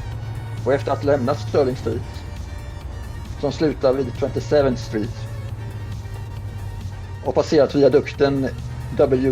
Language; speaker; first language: Swedish; native; Swedish